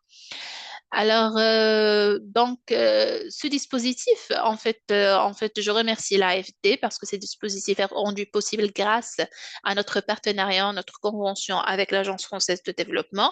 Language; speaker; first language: French; non-native, local second language; Arabic